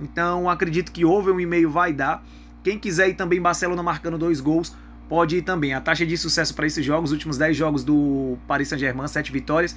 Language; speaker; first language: Portuguese; native; Portuguese